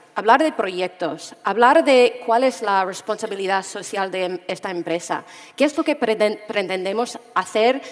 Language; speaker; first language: Spanish; early bilingual, heritage; Spanish